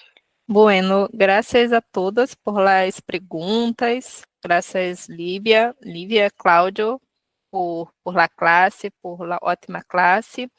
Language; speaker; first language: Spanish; non-native, learner; Portuguese